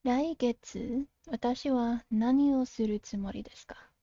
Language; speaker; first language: Japanese; non-native, learner; English